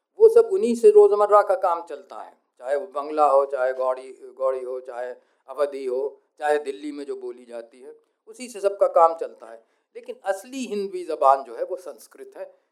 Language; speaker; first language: Hindi; native; Hindi